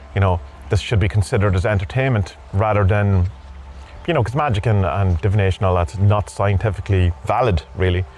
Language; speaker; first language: English; native; English